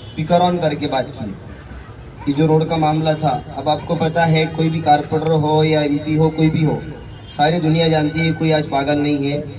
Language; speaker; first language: Hindi; native; Hindi